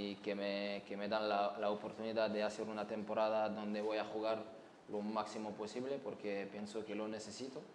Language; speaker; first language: Spanish; non-native, learner; Arabic